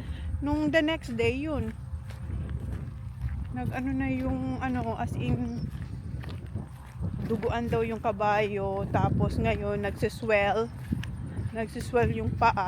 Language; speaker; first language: Filipino; native; Filipino